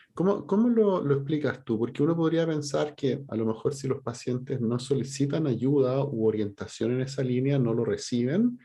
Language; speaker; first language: Spanish; native; Spanish